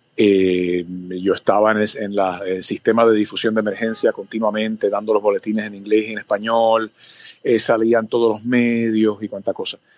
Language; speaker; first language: Spanish; early bilingual, other home language; English